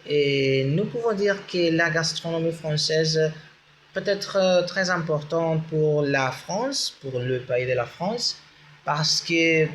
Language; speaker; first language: French; non-native, learner; Spanish